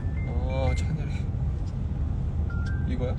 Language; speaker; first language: Korean; non-native, fluent; Chinese